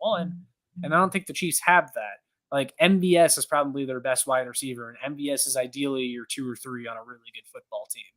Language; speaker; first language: English; native; English